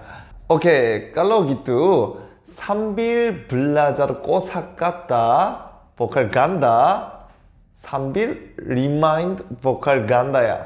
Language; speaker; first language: Indonesian; non-native, fluent; Korean